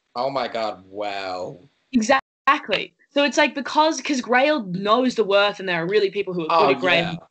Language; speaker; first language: English; native; English